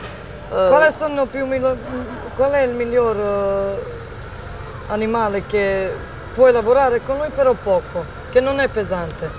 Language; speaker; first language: Italian; non-native, learner; Serbian